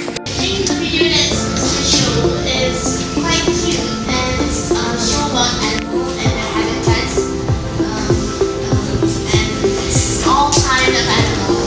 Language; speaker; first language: English; non-native, learner; Indonesian